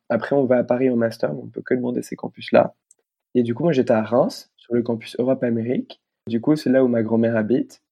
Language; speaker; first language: French; native; French